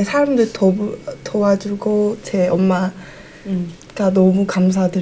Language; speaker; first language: Korean; early bilingual, heritage; Korean